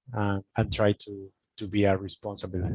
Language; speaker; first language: English; non-native, learner; Spanish